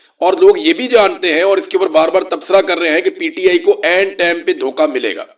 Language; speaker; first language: Urdu; native; Urdu